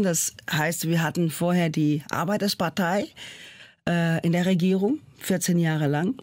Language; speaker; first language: German; non-native, fluent; Portuguese